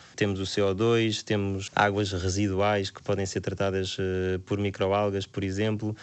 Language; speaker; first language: Portuguese; native; Portuguese